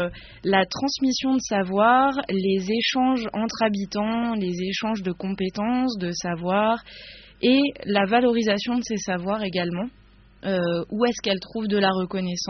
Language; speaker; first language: French; native; French